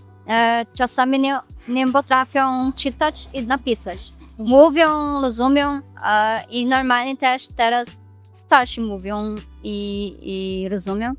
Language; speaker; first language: Polish; non-native, learner; Portuguese